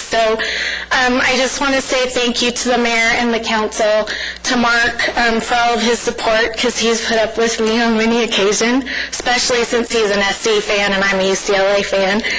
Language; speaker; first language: English; early bilingual, other home language; Spanish